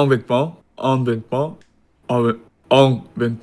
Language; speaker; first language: French; non-native, learner; Russian